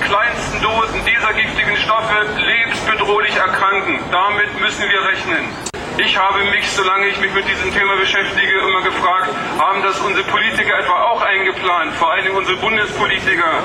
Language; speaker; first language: German; native; German